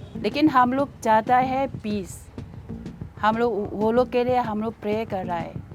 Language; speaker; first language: Hindi; non-native, local second language; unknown